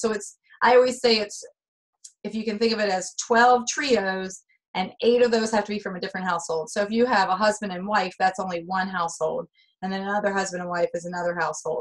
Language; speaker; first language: English; native; English